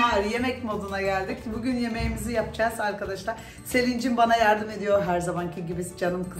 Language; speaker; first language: Turkish; early bilingual, heritage; Turkish